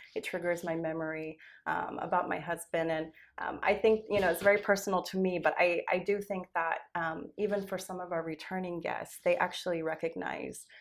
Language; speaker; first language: English; native; English